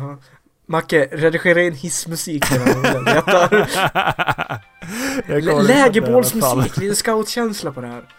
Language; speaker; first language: Swedish; native; Swedish